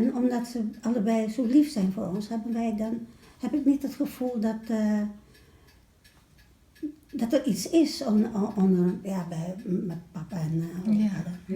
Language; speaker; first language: Dutch; early bilingual, other home language; Malay